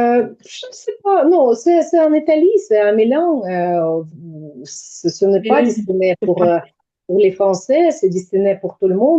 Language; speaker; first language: French; non-native, fluent; Ukrainian